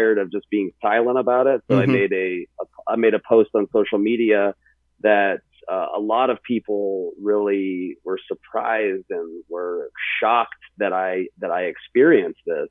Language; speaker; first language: English; native; English